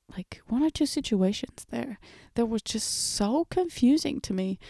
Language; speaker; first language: English; early bilingual, other home language; Portuguese